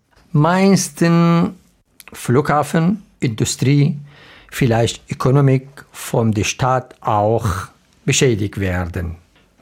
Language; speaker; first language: German; non-native, learner; Arabic